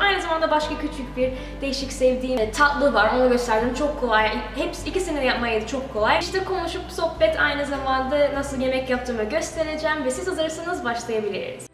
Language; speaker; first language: Turkish; early bilingual, heritage; Turkish